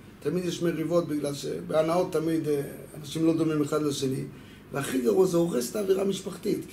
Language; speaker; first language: Hebrew; non-native, fluent; French